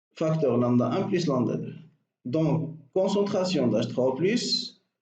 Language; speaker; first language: French; non-native, local second language; Arabic